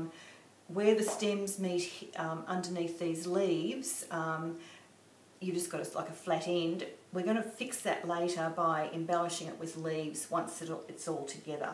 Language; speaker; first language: English; native; English